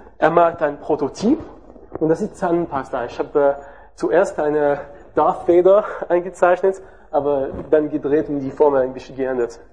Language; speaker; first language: German; non-native, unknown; French